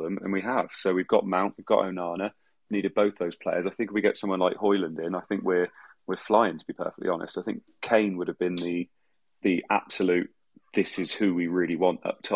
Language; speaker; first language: English; native; English